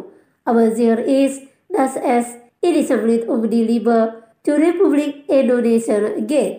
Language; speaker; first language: German; non-native, fluent; Indonesian